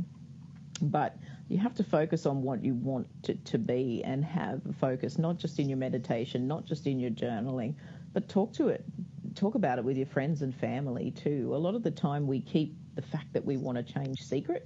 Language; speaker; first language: English; native; English